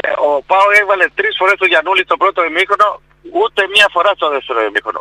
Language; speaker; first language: Greek; non-native, fluent; Spanish